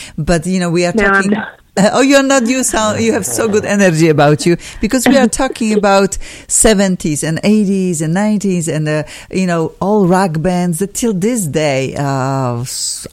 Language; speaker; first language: English; non-native, fluent; Polish